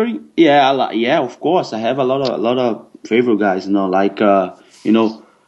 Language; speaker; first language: English; non-native, learner; Portuguese